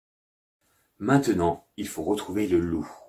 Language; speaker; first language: French; native; French